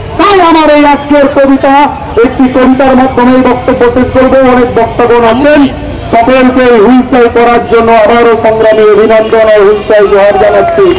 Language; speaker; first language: Bangla; non-native, local second language; Santali